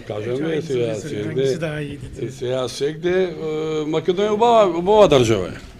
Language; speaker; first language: Macedonian; early bilingual, heritage; Macedonian